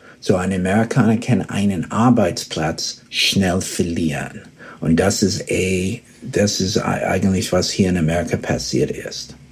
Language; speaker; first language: German; early bilingual, heritage; German